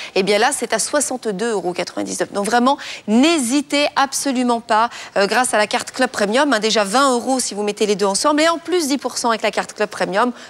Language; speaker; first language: French; native; French